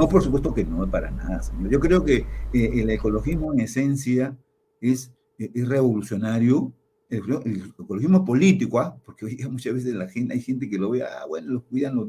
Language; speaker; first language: Spanish; native; Spanish